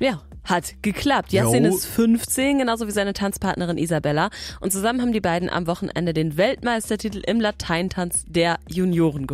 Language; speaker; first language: German; native; German